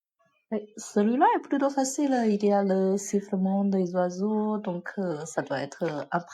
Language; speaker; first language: French; non-native, fluent; Chinese